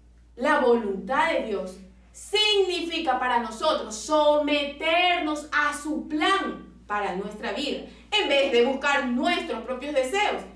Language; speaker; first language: Spanish; native; Spanish